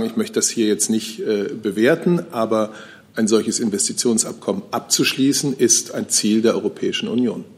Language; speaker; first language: German; native; German